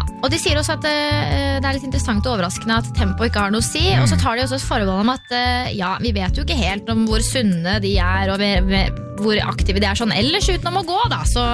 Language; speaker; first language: Norwegian; native; Norwegian